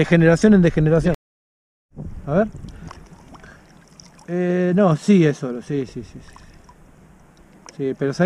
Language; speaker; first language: Spanish; native; Spanish